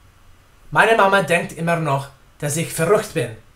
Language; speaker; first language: German; non-native, learner; English